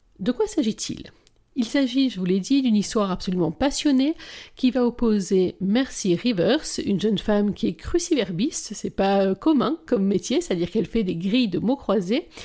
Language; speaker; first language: French; native; French